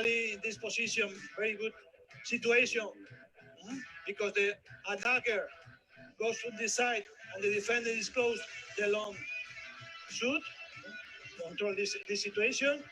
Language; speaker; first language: English; non-native, learner; Spanish